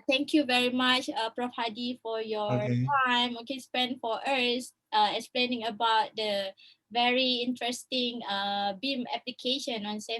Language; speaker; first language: English; non-native, local second language; Malay